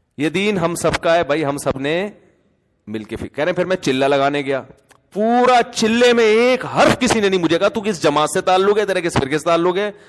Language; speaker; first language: Urdu; native; Urdu